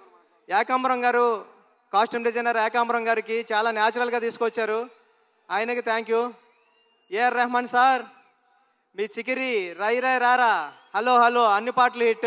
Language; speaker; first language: Telugu; native; Telugu